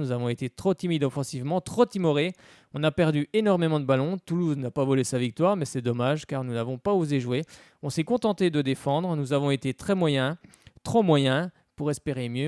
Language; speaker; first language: French; native; French